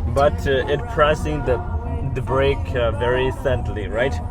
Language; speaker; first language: English; non-native, learner; Chinese